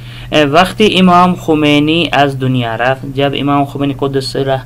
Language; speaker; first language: Persian; non-native, fluent; Urdu